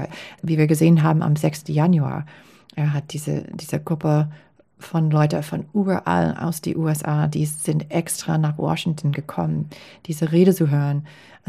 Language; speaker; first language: German; non-native, fluent; English